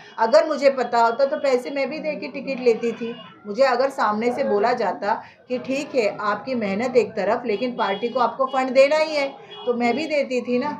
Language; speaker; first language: Hindi; non-native, local second language; Marathi